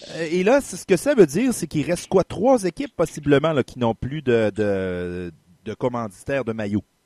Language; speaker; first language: French; native; French